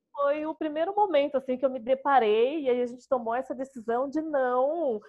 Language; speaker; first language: Portuguese; native; Portuguese